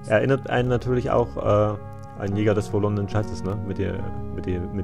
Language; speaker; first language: German; native; German